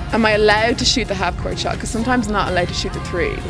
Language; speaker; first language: English; native; English